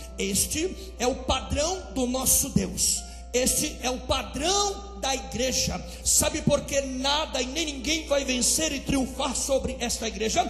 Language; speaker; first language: Portuguese; native; Portuguese